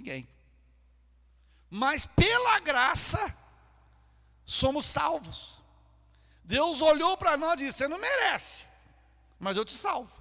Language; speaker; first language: Portuguese; native; Portuguese